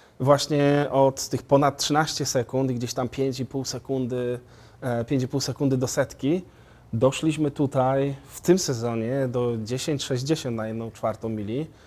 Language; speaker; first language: Polish; native; Polish